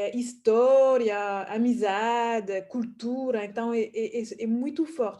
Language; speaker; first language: Portuguese; non-native, fluent; French